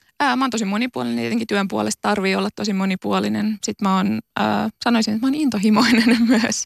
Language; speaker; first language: Finnish; native; Finnish